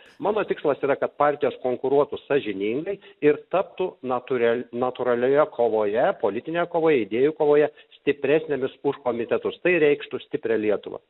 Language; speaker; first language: Lithuanian; native; Lithuanian